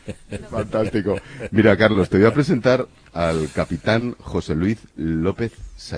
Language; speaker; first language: Spanish; native; Spanish